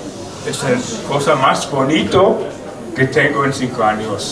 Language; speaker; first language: Spanish; non-native, learner; German